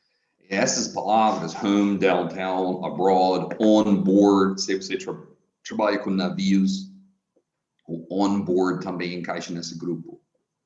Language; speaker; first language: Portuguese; non-native, fluent; English